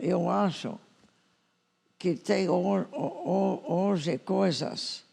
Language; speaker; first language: Portuguese; non-native, fluent; English